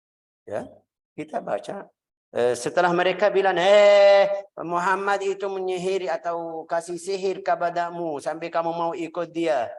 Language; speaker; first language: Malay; non-native, fluent; Arabic